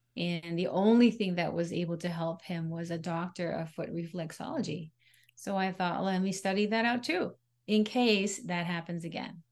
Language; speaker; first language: English; non-native, local second language; Pampanga